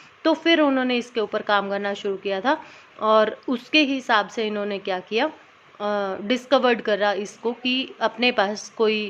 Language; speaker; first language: Hindi; native; Hindi